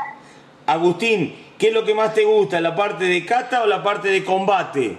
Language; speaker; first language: Spanish; native; Spanish